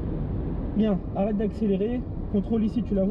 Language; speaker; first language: French; native; French